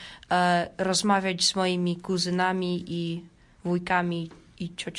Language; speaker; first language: Polish; early bilingual, heritage; Polish